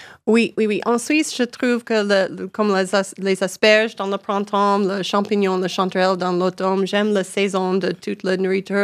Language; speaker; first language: French; non-native, learner; English